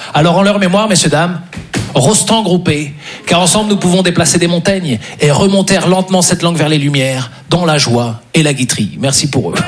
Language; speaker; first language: French; native; French